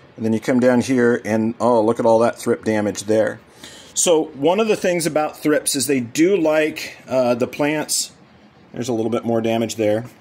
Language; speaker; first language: English; native; English